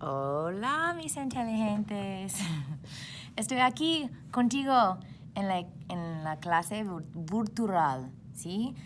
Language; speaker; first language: Spanish; non-native, fluent; English